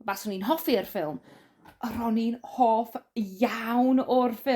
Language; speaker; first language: Welsh; non-native, learner; English